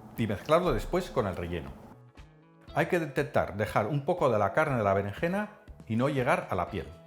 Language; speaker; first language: Spanish; non-native, fluent; Dutch